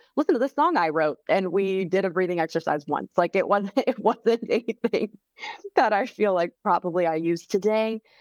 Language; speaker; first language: English; native; English